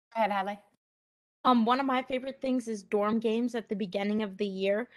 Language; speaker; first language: English; native; English